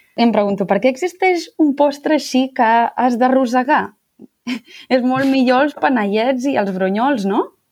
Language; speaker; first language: Catalan; native; Catalan